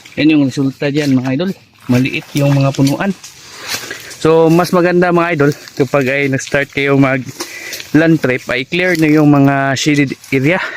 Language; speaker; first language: Filipino; non-native, local second language; Cebuano